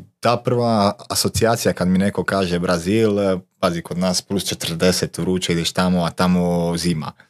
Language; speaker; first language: Croatian; non-native, local second language; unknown